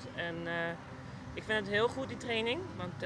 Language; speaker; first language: Dutch; non-native, local second language; Papiamento